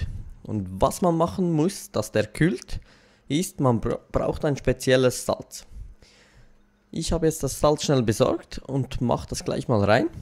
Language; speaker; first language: German; native; German